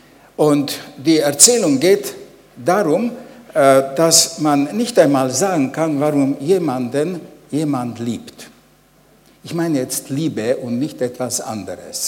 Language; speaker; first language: German; non-native, fluent; Hungarian